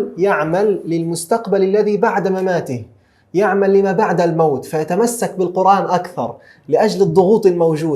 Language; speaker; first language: Arabic; native; Arabic